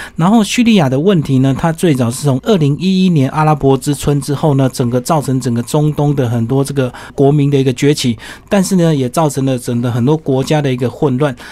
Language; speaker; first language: Chinese; native; Chinese